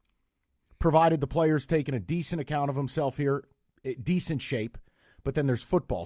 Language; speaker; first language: English; native; English